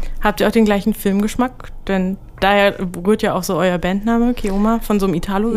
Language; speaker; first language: German; native; German